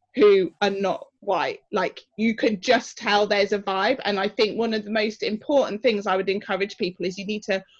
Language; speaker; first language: English; native; English